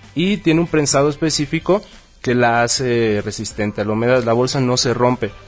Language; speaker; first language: Spanish; native; Spanish